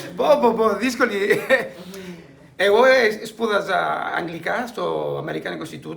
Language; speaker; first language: Greek; non-native, fluent; Spanish